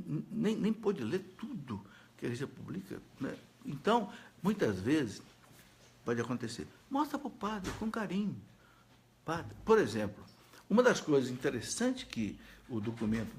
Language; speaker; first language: Portuguese; native; Portuguese